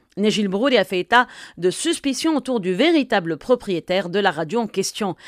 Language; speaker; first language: French; non-native, local second language; Arabic